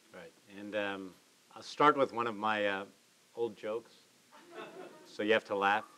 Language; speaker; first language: English; native; English